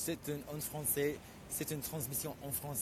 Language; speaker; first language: French; non-native, fluent; English